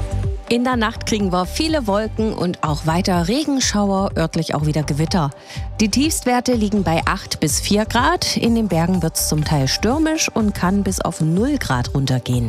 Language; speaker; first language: German; native; German